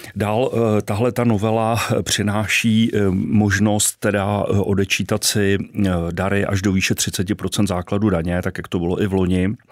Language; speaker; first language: Czech; native; Czech